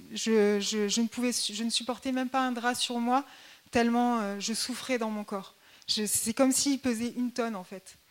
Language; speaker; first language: French; native; French